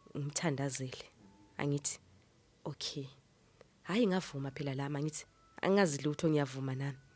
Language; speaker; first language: Zulu; native; Zulu